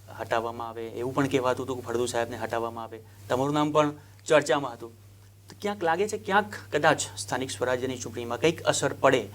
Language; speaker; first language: Gujarati; native; Gujarati